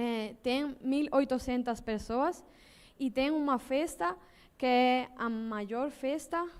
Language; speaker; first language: Portuguese; non-native, learner; Spanish